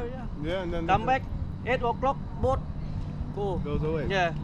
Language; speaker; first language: English; non-native, learner; Thai